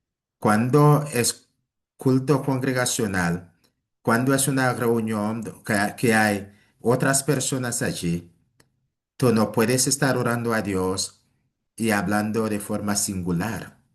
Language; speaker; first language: Spanish; non-native, fluent; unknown